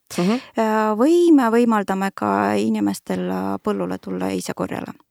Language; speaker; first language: Estonian; non-native, local second language; Russian